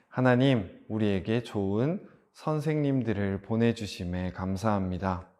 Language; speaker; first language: Korean; native; Korean